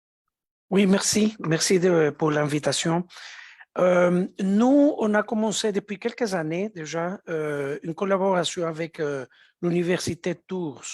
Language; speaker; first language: French; non-native, fluent; Spanish